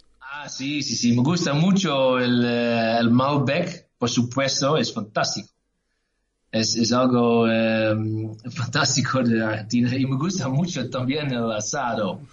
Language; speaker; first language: Spanish; non-native, learner; Dutch